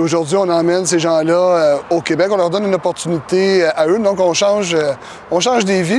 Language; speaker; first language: French; native; French